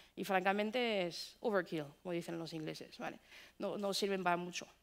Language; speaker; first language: Spanish; non-native, fluent; French